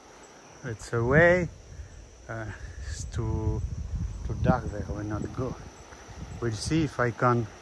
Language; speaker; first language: English; non-native, learner; French